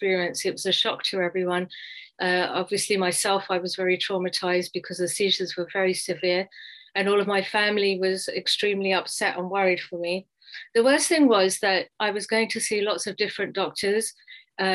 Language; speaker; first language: English; native; English